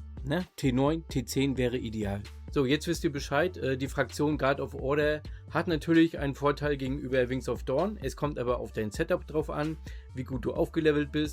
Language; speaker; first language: German; native; German